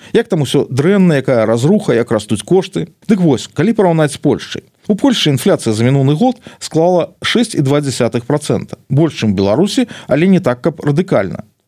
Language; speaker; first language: Belarusian; native; Belarusian